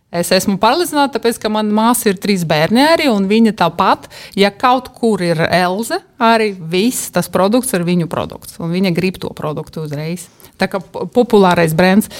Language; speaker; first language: Latvian; non-native, local second language; Russian